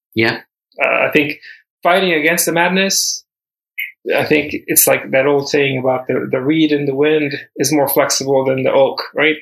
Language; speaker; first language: English; early bilingual, other home language; Spanish